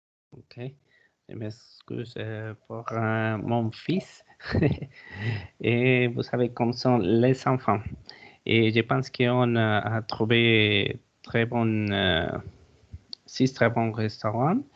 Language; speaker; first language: French; non-native, learner; Spanish